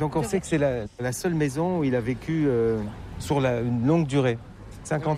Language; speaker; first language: French; native; French